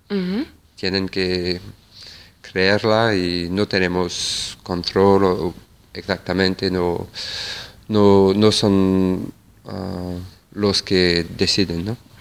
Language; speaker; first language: Spanish; non-native, fluent; French